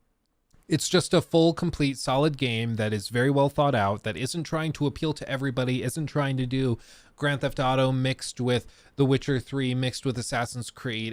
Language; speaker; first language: English; native; English